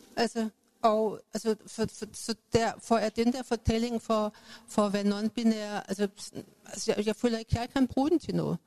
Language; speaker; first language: Danish; native; Danish